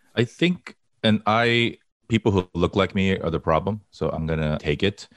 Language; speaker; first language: English; early bilingual, other home language; Korean